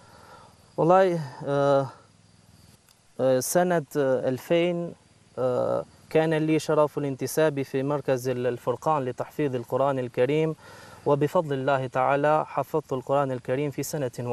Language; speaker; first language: Arabic; non-native, fluent; Albanian